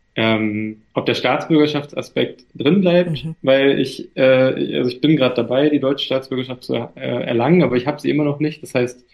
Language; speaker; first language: German; native; German